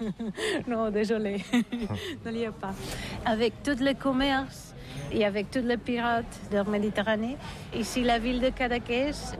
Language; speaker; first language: French; non-native, learner; Catalan